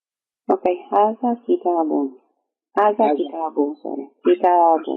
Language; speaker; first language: Arabic; non-native, learner; Tigrinya